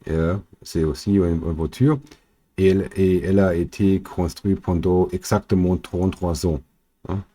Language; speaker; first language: French; non-native, fluent; German